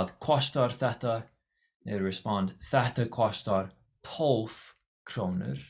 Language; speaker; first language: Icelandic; non-native, learner; English